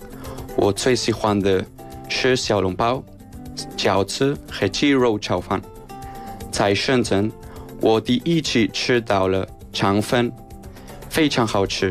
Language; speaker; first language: Chinese; non-native, learner; Spanish